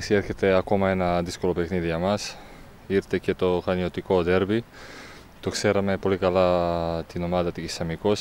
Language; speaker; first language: Greek; non-native, fluent; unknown